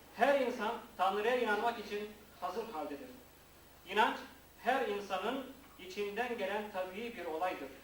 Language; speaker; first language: Turkish; native; Turkish